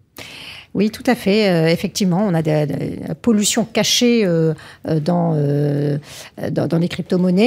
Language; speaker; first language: French; native; French